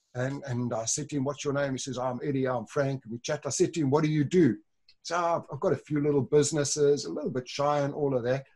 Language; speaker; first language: English; native; English